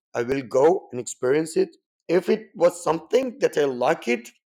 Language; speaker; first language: English; non-native, fluent; Persian